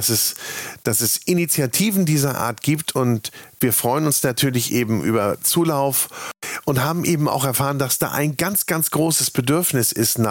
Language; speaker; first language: German; native; German